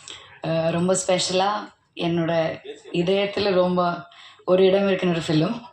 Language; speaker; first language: Tamil; non-native, learner; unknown